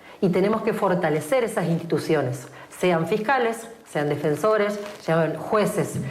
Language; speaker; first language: Spanish; native; Spanish